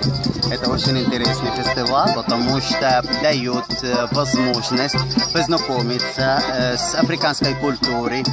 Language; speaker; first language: Russian; non-native, fluent; Arabic